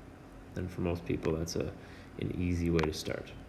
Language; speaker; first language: English; native; English